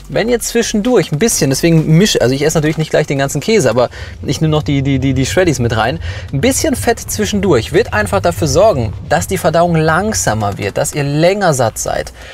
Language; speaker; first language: German; early bilingual, other home language; Polish